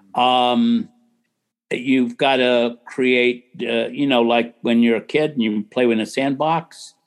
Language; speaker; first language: English; native; English